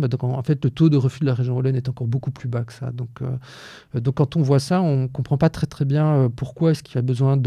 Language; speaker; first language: French; native; French